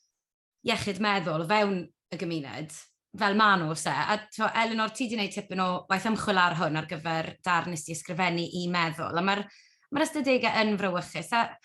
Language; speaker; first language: Welsh; native; Welsh